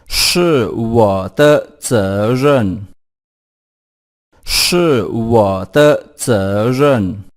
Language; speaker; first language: Chinese; non-native, fluent; Thai